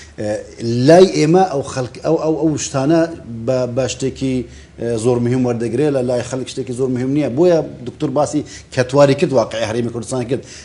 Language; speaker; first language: Central Kurdish; non-native, local second language; Kurdish